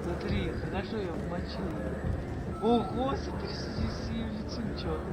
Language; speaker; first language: Russian; native; Russian